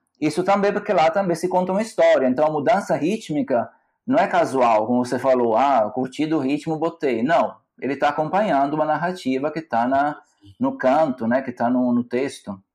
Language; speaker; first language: Portuguese; non-native, fluent; Italian